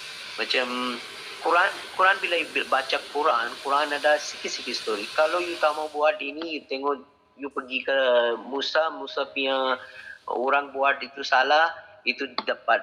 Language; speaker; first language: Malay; non-native, learner; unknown